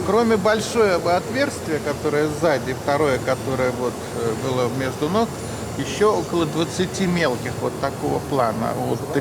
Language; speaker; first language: Russian; native; Russian